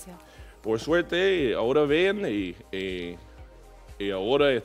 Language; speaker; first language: Spanish; non-native, learner; English